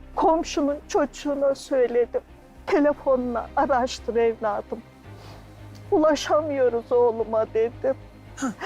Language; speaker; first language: Turkish; native; Turkish